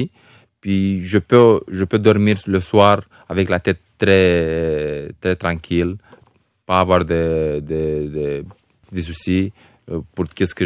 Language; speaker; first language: French; non-native, fluent; Romanian